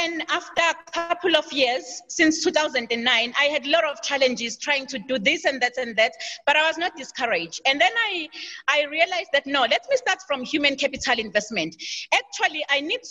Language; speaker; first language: English; non-native, local second language; Zulu